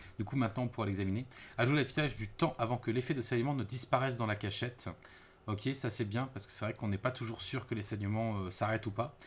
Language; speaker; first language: French; native; French